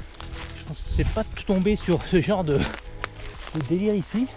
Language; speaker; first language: French; native; French